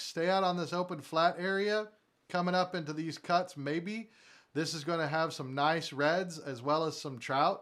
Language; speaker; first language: English; native; English